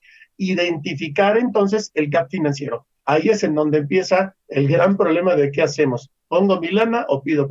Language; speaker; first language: Spanish; native; Spanish